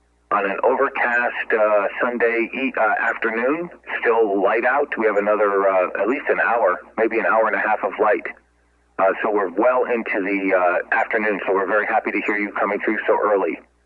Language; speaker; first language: English; native; English